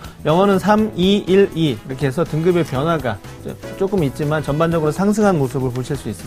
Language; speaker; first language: Korean; native; Korean